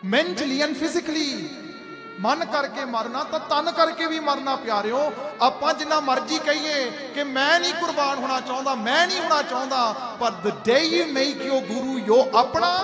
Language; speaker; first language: Punjabi; early bilingual, heritage; Punjabi